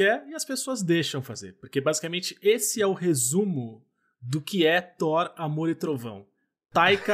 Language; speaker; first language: Portuguese; native; Portuguese